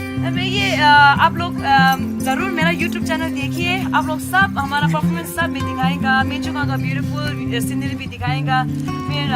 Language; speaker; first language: Hindi; non-native, local second language; Tibetan